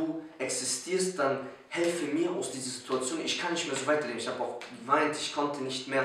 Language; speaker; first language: German; early bilingual, other home language; Polish